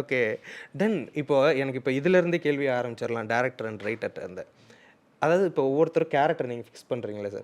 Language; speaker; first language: Tamil; native; Tamil